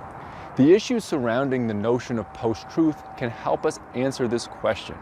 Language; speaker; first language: English; native; English